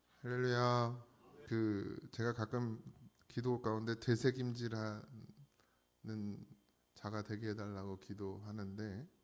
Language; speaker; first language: Korean; native; Korean